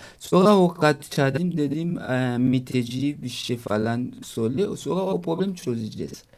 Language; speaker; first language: Turkish; non-native, learner; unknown